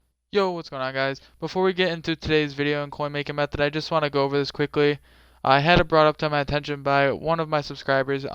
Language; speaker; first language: English; native; English